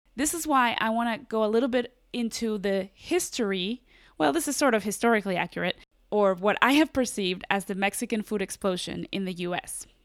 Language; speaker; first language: English; early bilingual, other home language; Spanish